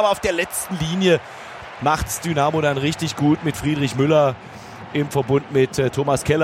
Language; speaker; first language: German; native; German